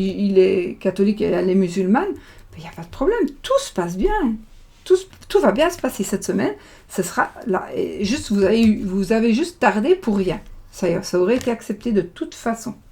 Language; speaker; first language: French; native; French